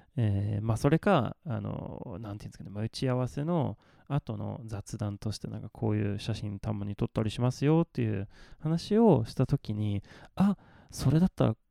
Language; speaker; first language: Japanese; non-native, fluent; Swedish